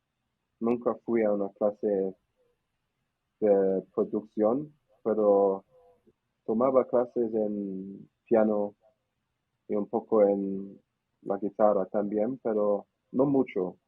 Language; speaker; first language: Spanish; non-native, learner; English